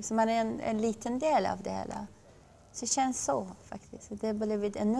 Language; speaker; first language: Swedish; non-native, fluent; Persian